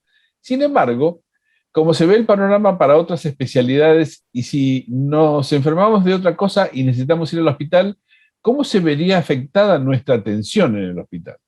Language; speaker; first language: Spanish; native; Spanish